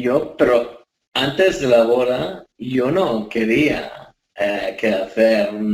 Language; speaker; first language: Spanish; non-native, learner; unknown